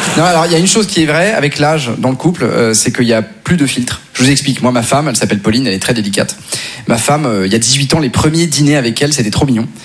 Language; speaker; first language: French; native; French